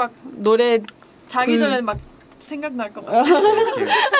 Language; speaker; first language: Korean; early bilingual, heritage; English